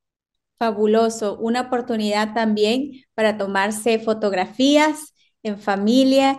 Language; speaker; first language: Spanish; native; Spanish